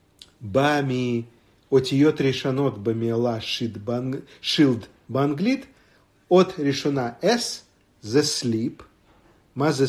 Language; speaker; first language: Hebrew; non-native, fluent; Russian